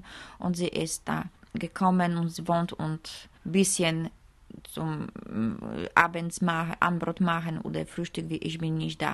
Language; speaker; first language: German; non-native, learner; Polish